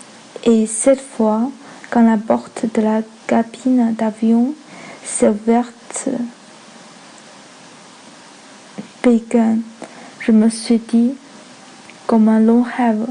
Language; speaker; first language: French; non-native, learner; Chinese